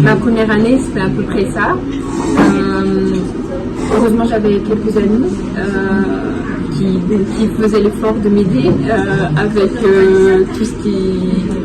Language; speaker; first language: French; early bilingual, heritage; French